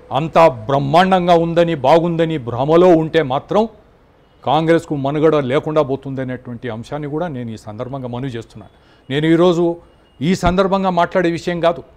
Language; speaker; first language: Telugu; native; Telugu